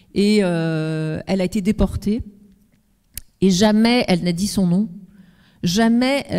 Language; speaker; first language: French; native; French